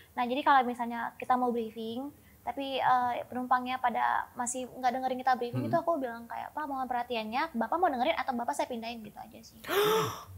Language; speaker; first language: Indonesian; native; Indonesian